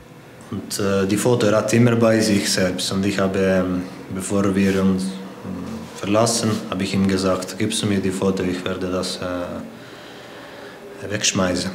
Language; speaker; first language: German; non-native, fluent; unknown